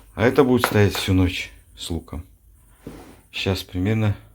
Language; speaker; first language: Russian; non-native, local second language; Kazakh